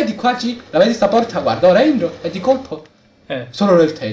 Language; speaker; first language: Italian; native; Italian